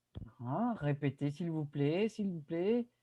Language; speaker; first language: French; non-native, fluent; Spanish